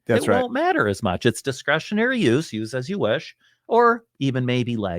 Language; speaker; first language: English; native; English